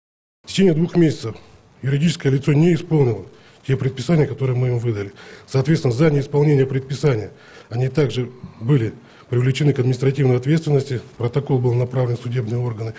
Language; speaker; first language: Russian; native; Russian